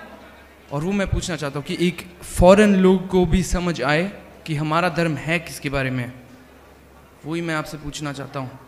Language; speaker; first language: Hindi; early bilingual, heritage; Hindi